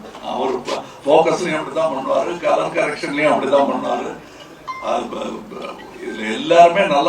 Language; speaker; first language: Tamil; native; Tamil